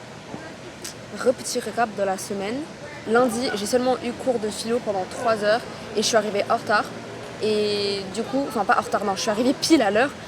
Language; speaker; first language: French; native; French